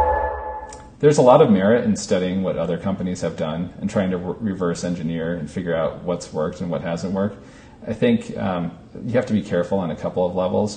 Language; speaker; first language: English; native; English